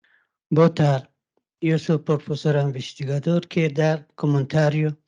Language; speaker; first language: Portuguese; non-native, learner; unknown